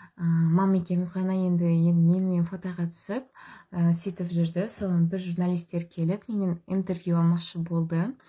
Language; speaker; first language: Kazakh; non-native, local second language; Russian